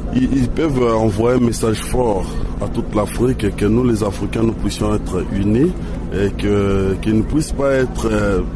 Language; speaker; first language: French; non-native, local second language; Lingala